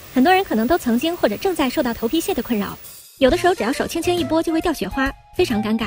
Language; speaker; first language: Chinese; native; Chinese